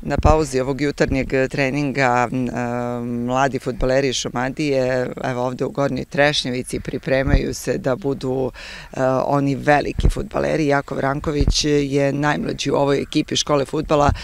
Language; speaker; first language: Serbian; native; Serbian